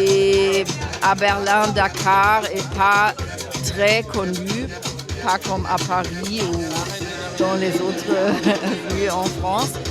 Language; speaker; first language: French; non-native, fluent; German